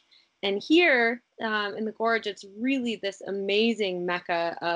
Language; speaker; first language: English; native; English